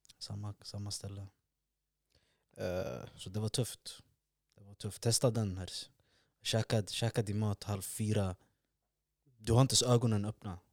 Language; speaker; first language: Swedish; early bilingual, other home language; Arabic